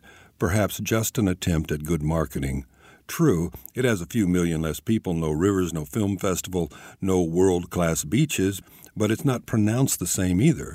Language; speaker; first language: English; native; English